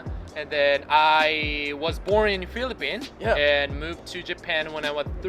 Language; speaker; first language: English; non-native, fluent; Japanese